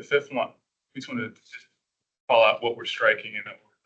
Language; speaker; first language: English; native; English